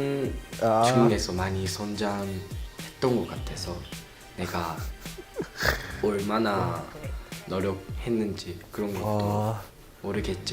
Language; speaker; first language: Korean; non-native, learner; Japanese